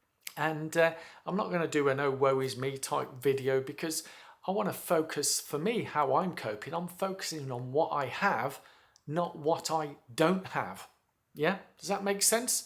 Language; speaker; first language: English; native; English